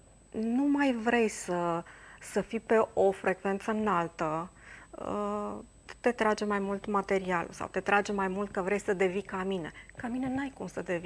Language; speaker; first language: Romanian; native; Romanian